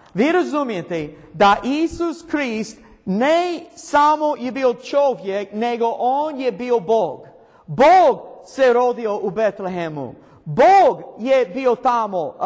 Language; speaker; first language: Croatian; non-native, learner; English